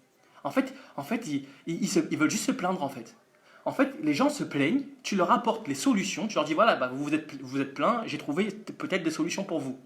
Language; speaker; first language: French; native; French